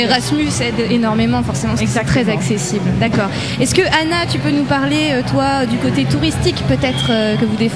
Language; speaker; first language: French; native; French